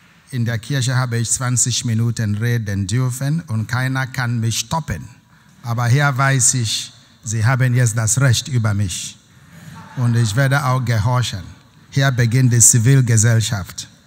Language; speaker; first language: German; non-native, fluent; Igbo